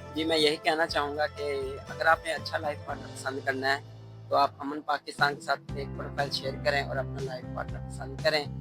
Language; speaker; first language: Urdu; non-native, local second language; Punjabi